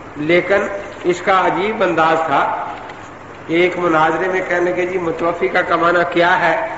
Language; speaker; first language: Urdu; non-native, local second language; Punjabi